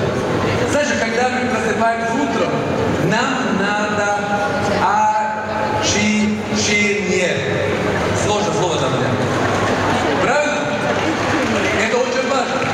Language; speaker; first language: Russian; non-native, fluent; Swedish